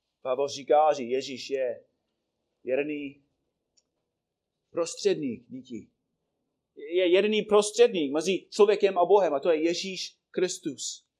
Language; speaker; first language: Czech; non-native, fluent; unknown